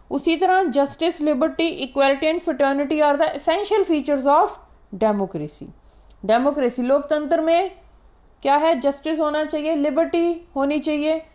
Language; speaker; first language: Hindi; non-native, local second language; Punjabi